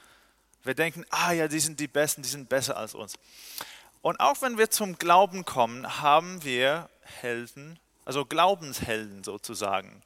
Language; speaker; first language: German; non-native, fluent; English